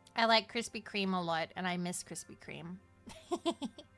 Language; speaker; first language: English; native; English